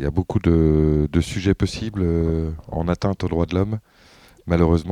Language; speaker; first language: French; native; French